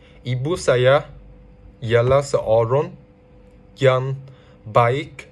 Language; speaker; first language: Indonesian; non-native, learner; Chinese